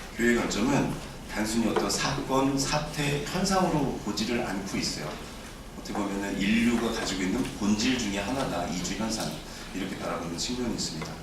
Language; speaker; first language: Korean; native; Korean